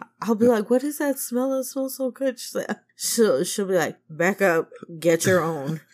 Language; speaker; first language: English; native; English